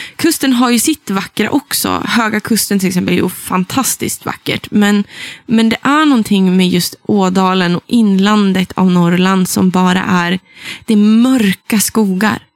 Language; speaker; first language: Swedish; native; Swedish